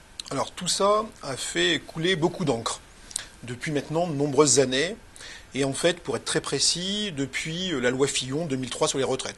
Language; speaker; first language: French; native; French